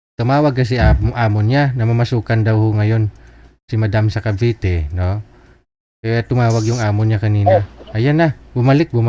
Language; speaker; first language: Filipino; native; Filipino